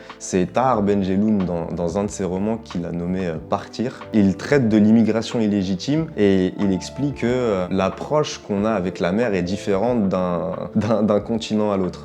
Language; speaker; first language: French; native; French